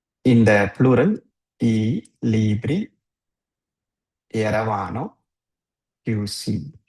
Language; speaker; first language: Italian; non-native, fluent; Tamil